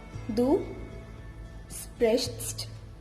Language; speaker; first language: German; non-native, learner; Hindi